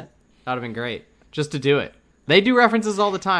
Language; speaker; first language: English; native; English